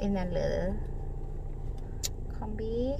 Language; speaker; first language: Vietnamese; non-native, learner; Thai